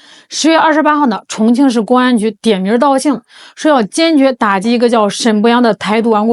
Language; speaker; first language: Chinese; native; Chinese